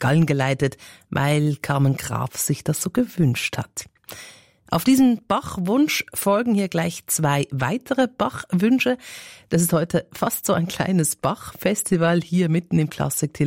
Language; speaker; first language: German; native; German